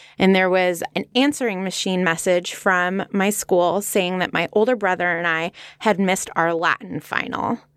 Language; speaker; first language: English; native; English